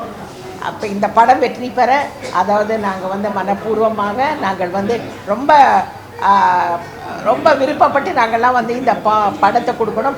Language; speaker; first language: Tamil; native; Tamil